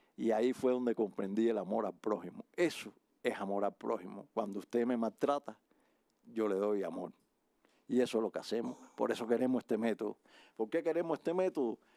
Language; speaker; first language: Spanish; native; Spanish